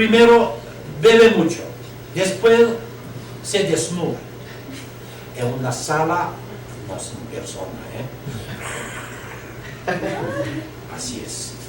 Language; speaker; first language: Spanish; non-native, learner; Chinese